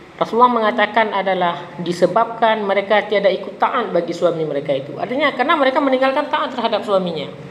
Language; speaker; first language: Indonesian; non-native, local second language; Achinese